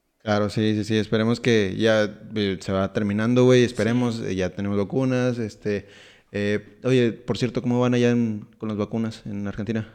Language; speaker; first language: Spanish; native; Spanish